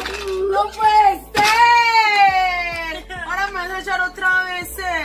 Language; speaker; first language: Spanish; native; Spanish